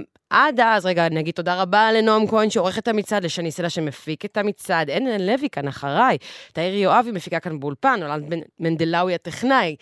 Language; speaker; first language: Hebrew; native; Hebrew